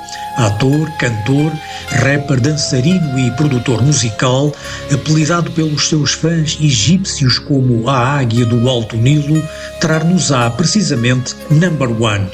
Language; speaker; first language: Portuguese; native; Portuguese